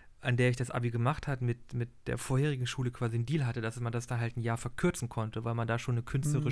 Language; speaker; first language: German; native; German